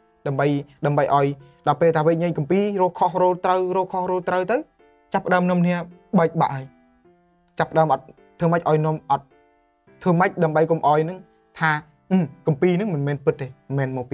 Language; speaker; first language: Khmer; native; Khmer